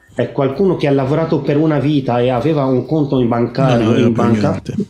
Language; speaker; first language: Italian; non-native, fluent; Arabic